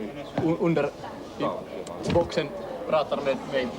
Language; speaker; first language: Swedish; non-native, local second language; Finnish